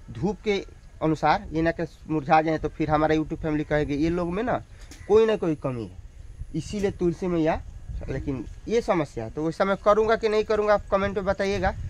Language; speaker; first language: Hindi; native; Hindi